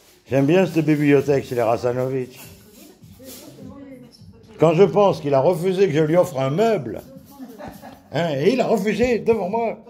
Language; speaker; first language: French; native; French